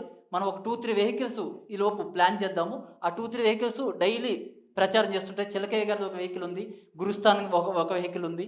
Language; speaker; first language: Telugu; native; Telugu